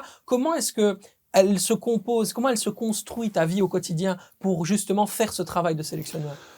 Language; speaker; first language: French; native; French